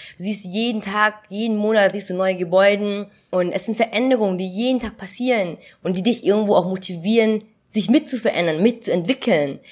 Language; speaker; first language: German; early bilingual, other home language; Vietnamese